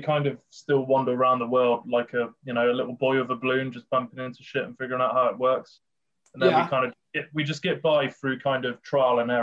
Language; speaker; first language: English; native; English